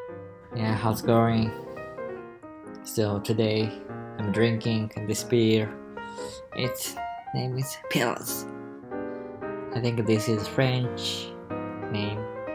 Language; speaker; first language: English; non-native, learner; Japanese